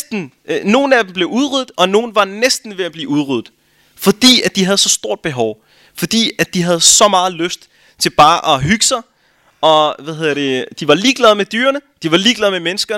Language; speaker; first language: Danish; early bilingual, other home language; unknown